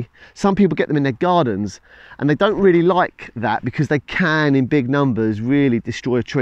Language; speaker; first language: English; native; English